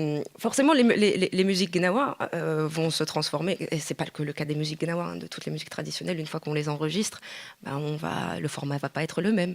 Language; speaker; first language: French; native; French